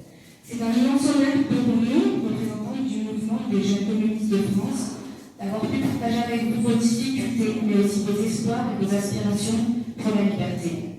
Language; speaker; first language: French; native; French